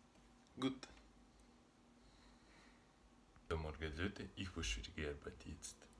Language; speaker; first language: German; non-native, learner; Russian